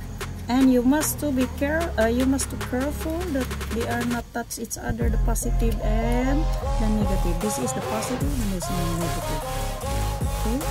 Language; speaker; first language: English; non-native, learner; Filipino